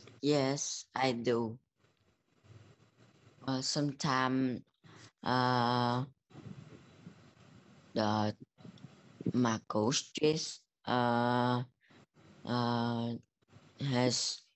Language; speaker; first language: English; non-native, learner; Vietnamese